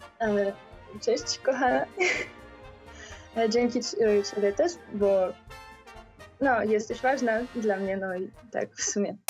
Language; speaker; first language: Polish; non-native, learner; Russian